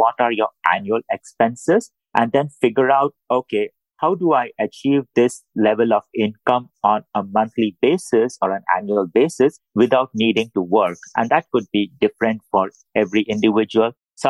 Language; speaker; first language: English; non-native, local second language; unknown